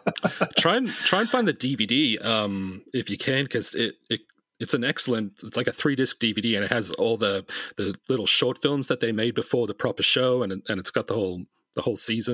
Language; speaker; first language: English; native; English